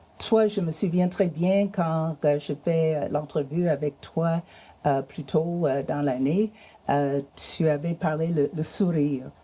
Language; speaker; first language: French; non-native, fluent; English